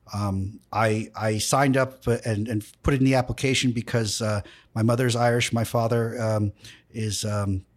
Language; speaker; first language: English; native; English